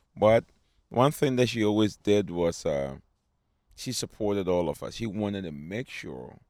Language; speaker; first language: English; non-native, local second language; Akan